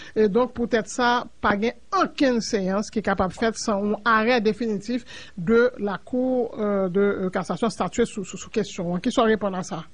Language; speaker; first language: French; non-native, local second language; Haitian Creole